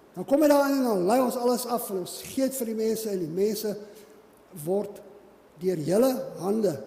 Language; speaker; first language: Afrikaans; non-native, local second language; English